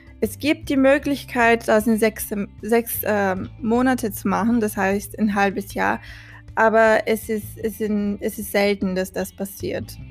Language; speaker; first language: German; non-native, fluent; Portuguese